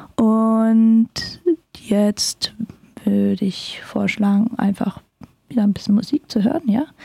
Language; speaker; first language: German; native; German